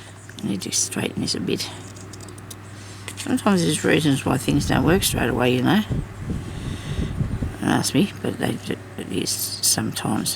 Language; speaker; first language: English; native; English